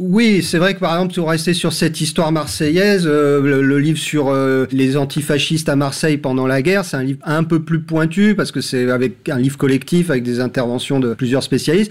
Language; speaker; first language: French; native; French